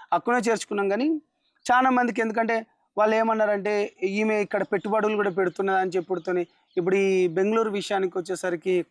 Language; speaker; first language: Telugu; non-native, local second language; Lambadi